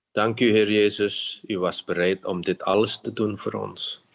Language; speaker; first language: Dutch; non-native, fluent; Indonesian